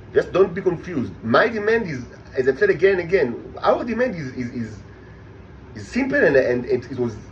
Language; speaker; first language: English; non-native, fluent; Hebrew